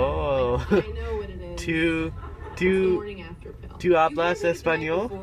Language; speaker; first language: Spanish; non-native, learner; English